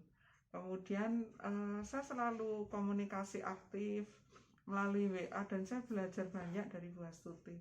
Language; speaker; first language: Indonesian; non-native, local second language; Javanese